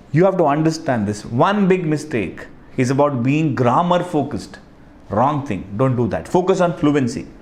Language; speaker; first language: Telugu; non-native, local second language; Hindi